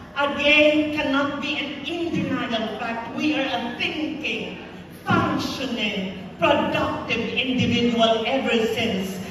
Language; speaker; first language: English; non-native, local second language; Filipino